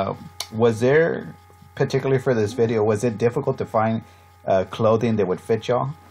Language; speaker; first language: English; native; English